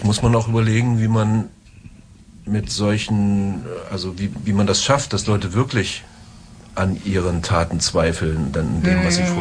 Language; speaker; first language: German; native; German